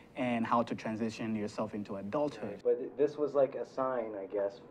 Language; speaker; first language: English; native; English